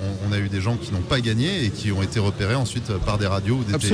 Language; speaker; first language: French; native; French